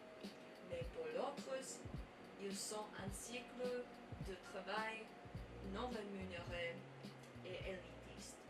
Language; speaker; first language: French; non-native, learner; English